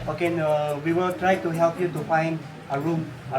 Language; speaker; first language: English; non-native, learner; Vietnamese